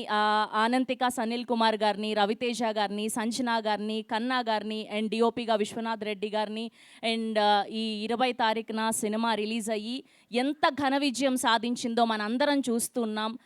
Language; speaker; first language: Telugu; native; Telugu